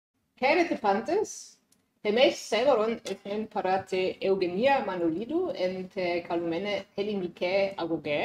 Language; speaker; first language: Greek; non-native, fluent; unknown